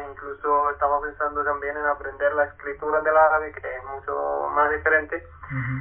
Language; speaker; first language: Spanish; non-native, fluent; Arabic